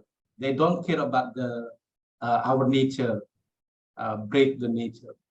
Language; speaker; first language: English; non-native, local second language; Indonesian